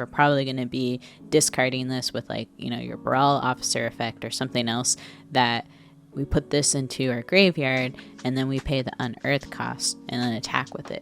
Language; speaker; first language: English; native; English